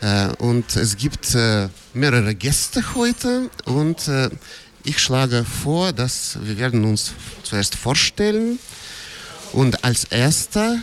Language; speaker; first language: German; non-native, fluent; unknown